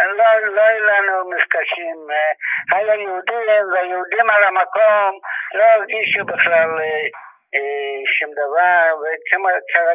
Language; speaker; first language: Hebrew; non-native, fluent; Yiddish